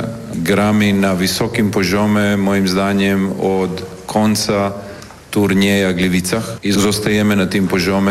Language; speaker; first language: Polish; non-native, learner; Serbian